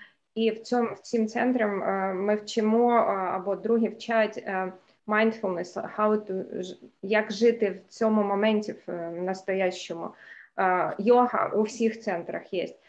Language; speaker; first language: Ukrainian; non-native, local second language; Russian